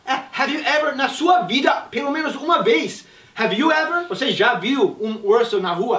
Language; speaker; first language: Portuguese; non-native, fluent; English